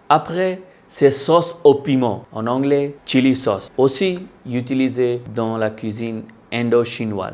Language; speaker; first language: French; non-native, local second language; Hindi